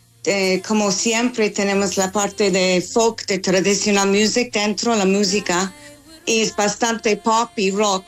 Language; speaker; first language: Spanish; non-native, fluent; English